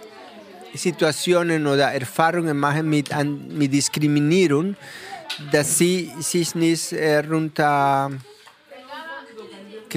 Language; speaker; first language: German; non-native, fluent; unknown